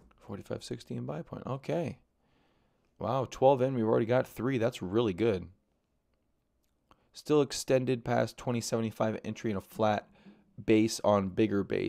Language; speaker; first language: English; native; English